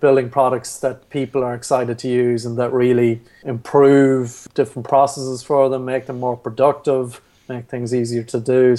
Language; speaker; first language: English; native; English